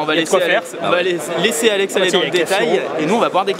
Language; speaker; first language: French; native; French